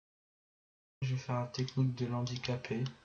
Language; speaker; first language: French; native; French